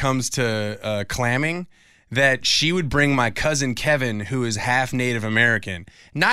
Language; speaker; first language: English; native; English